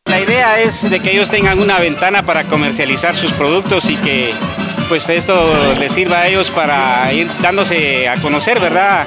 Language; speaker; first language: Spanish; native; Spanish